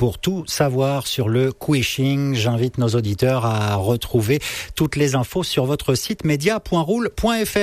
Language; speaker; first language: French; native; French